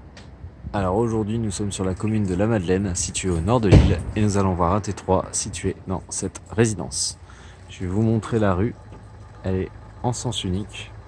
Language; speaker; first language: French; native; French